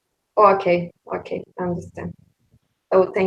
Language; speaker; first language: English; non-native, learner; Spanish